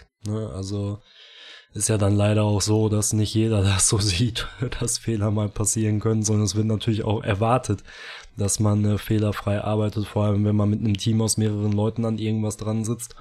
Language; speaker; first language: German; native; German